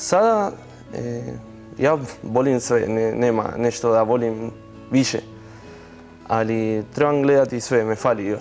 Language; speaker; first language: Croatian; early bilingual, heritage; Spanish